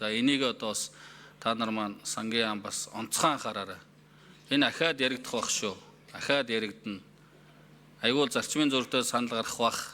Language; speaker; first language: Mongolian; native; Mongolian